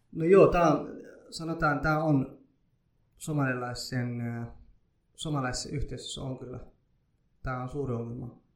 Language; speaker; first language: Finnish; early bilingual, other home language; Somali